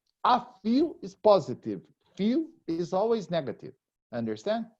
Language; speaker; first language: English; non-native, fluent; Portuguese